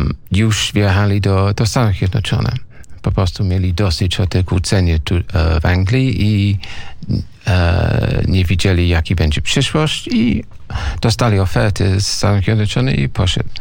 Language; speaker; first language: Polish; non-native, learner; English